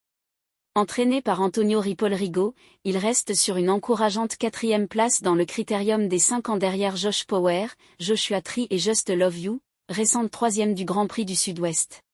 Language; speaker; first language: French; native; French